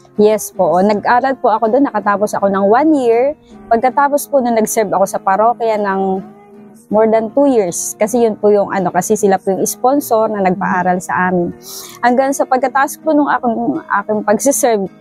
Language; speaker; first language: Filipino; native; Filipino